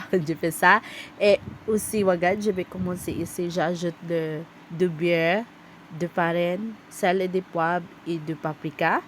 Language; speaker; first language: French; non-native, learner; Cebuano